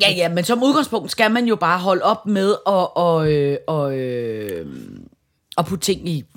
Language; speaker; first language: Danish; native; Danish